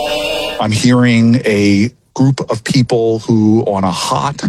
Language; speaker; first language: English; native; English